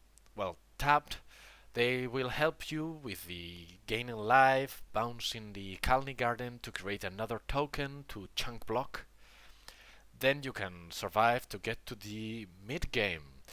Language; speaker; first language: English; non-native, fluent; Spanish